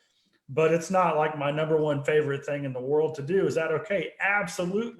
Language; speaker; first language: English; native; English